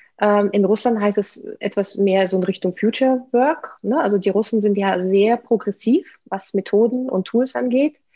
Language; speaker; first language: German; non-native, fluent; Russian